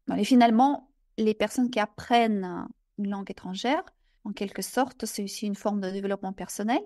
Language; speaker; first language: French; non-native, fluent; Russian